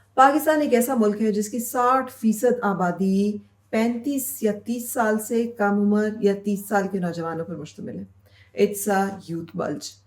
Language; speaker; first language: Urdu; native; Urdu